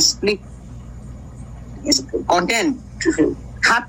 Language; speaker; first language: English; non-native, learner; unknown